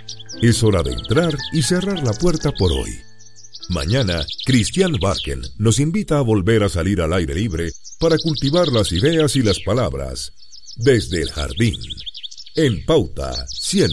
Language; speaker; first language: Spanish; native; Spanish